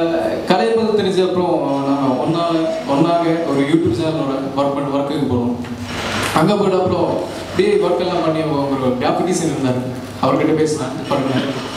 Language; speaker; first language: Tamil; non-native, local second language; Malayalam